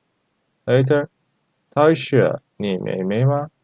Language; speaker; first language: Chinese; non-native, fluent; Turkish